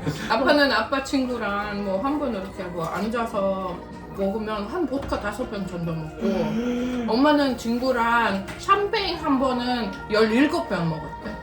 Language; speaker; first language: Korean; non-native, fluent; Russian